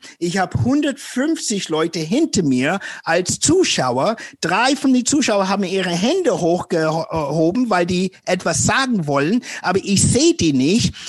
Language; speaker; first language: German; non-native, fluent; English